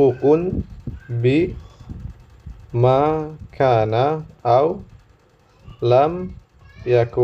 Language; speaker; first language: Arabic; non-native, fluent; Indonesian